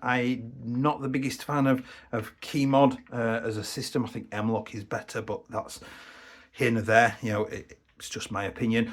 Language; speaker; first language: English; native; English